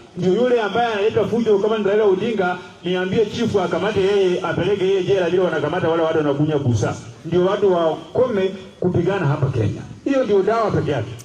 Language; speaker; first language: Swahili; non-native, local second language; Luyia